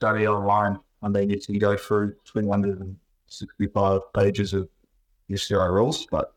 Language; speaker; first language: English; native; English